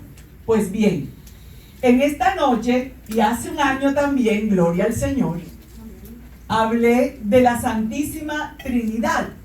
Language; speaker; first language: Spanish; native; Spanish